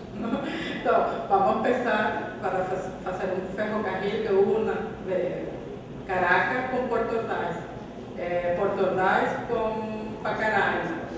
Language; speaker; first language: Portuguese; non-native, fluent; Spanish